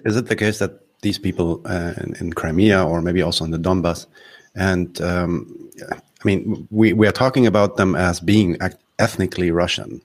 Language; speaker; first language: English; non-native, fluent; Polish